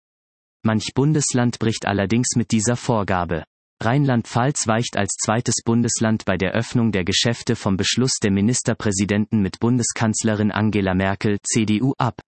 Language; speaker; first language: German; native; German